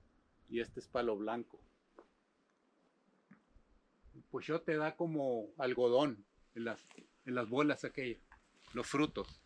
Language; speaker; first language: Spanish; native; Spanish